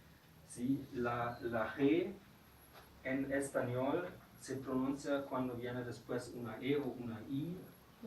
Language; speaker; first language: Spanish; non-native, fluent; German